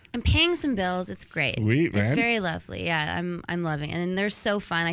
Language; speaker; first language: English; native; English